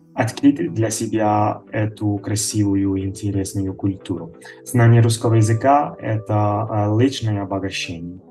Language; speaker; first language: Russian; non-native, fluent; Italian